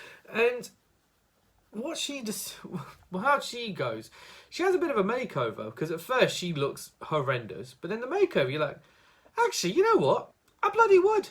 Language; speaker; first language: English; native; English